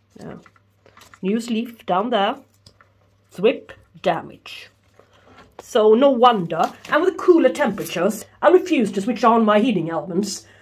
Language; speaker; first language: English; non-native, fluent; Swedish